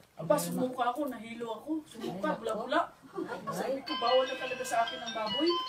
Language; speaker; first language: Filipino; non-native, local second language; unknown